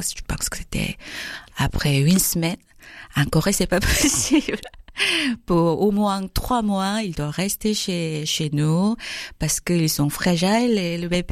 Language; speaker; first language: French; non-native, fluent; Korean